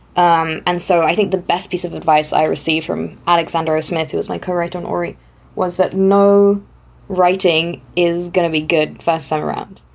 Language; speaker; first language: English; non-native, fluent; German